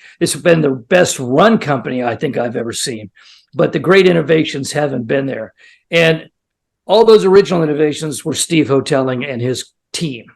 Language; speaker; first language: English; native; English